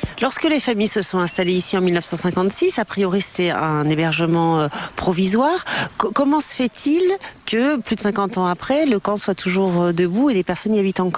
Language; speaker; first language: French; native; French